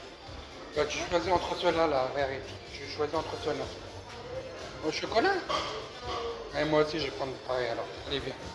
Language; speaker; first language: French; native; French